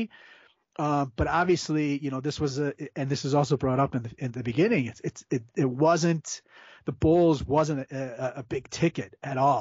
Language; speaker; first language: English; native; English